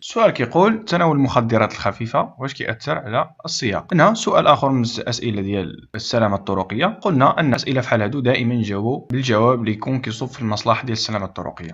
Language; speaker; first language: Arabic; native; Arabic